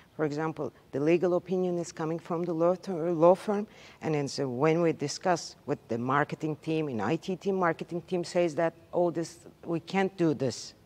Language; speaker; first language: English; non-native, learner; Turkish